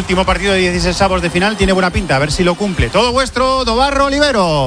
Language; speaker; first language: Spanish; native; Spanish